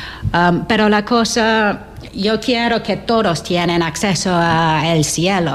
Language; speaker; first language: Spanish; non-native, learner; English